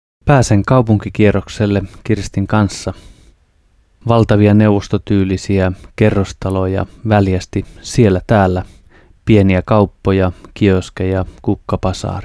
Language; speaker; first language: Finnish; native; Finnish